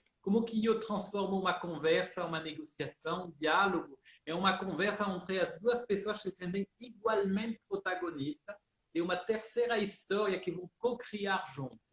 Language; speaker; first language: Portuguese; early bilingual, heritage; Portuguese